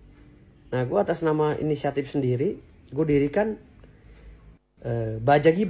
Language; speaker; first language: Indonesian; native; Indonesian